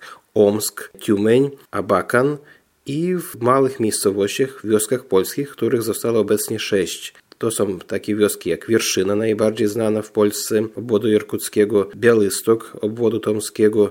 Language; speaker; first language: Polish; non-native, fluent; Russian